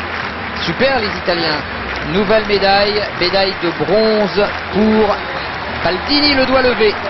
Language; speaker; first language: French; native; French